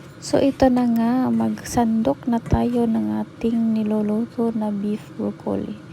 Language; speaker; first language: Filipino; non-native, local second language; Cebuano